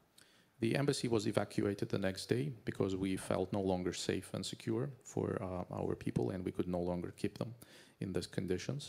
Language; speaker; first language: English; non-native, fluent; Azerbaijani